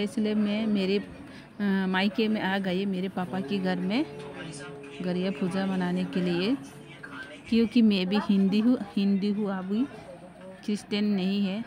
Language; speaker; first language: Hindi; non-native, local second language; Kok Borok